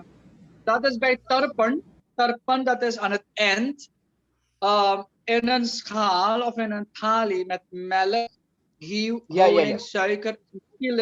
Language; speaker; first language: Dutch; non-native, local second language; Caribbean Hindustani